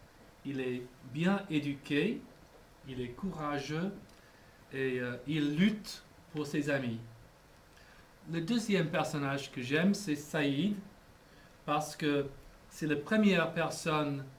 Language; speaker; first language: French; non-native, fluent; English